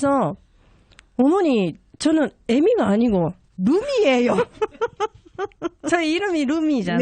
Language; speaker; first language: Korean; non-native, fluent; Japanese